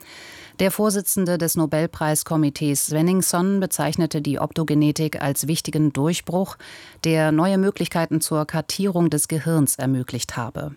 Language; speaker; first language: German; native; German